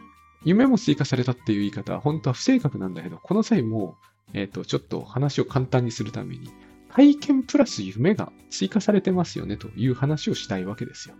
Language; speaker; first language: Japanese; native; Japanese